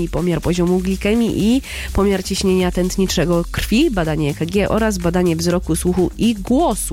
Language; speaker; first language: Polish; native; Polish